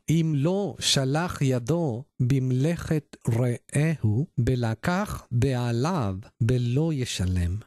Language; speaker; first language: Hebrew; non-native, learner; Spanish